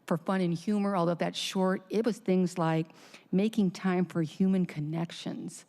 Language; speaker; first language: English; native; English